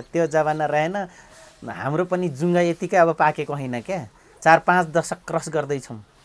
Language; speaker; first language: Nepali; non-native, local second language; Dangaura Tharu